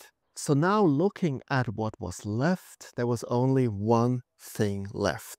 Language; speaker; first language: English; non-native, fluent; German